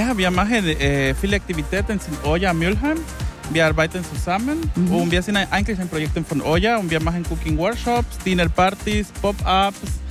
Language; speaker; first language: German; non-native, learner; Spanish